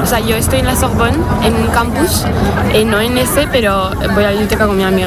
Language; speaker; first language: Spanish; non-native, fluent; French